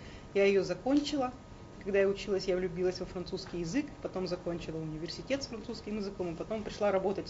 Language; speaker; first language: Russian; native; Russian